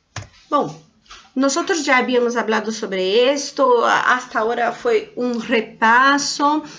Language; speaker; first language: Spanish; non-native, fluent; Portuguese